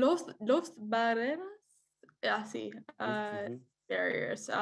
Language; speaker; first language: Spanish; non-native, learner; English